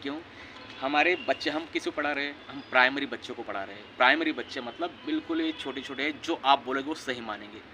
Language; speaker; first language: Hindi; non-native, local second language; Marathi